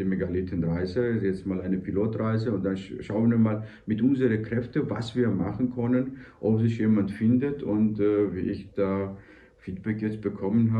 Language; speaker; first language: German; non-native, fluent; Georgian